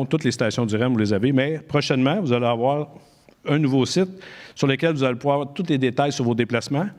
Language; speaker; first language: French; native; French